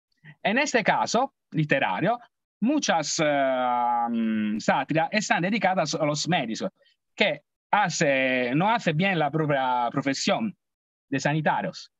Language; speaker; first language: Spanish; non-native, learner; Italian